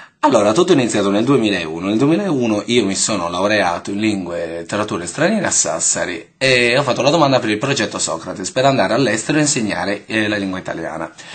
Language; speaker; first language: Italian; native; Italian